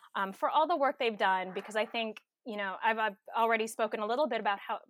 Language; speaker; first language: English; early bilingual, other home language; Filipino